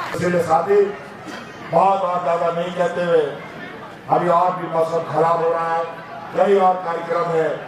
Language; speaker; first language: Hindi; non-native, local second language; Santali